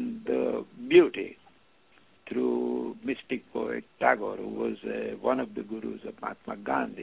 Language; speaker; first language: English; non-native, local second language; Gujarati